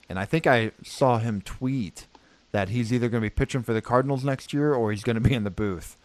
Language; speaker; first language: English; native; English